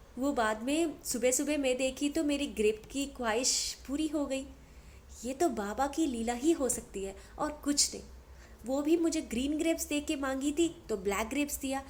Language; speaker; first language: Hindi; non-native, local second language; Telugu